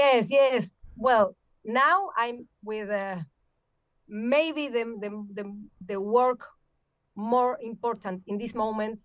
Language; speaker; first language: English; non-native, learner; Spanish